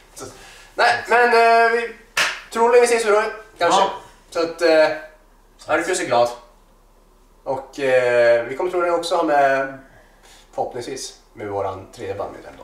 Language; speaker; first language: Swedish; native; Swedish